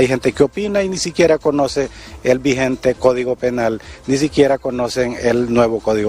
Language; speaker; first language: Spanish; native; Spanish